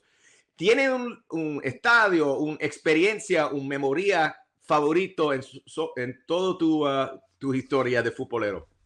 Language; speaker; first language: Spanish; early bilingual, heritage; English